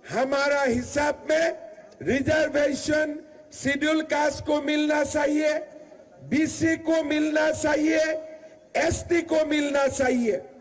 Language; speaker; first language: Hindi; non-native, local second language; Assamese